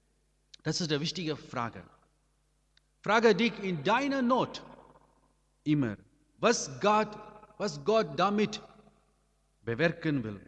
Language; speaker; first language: German; non-native, learner; Amharic